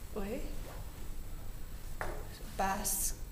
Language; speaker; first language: French; non-native, learner; English